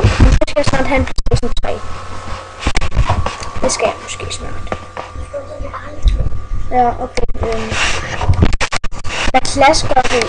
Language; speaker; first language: Danish; early bilingual, other home language; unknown